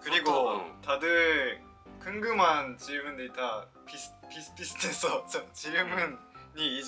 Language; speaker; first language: Korean; non-native, fluent; Japanese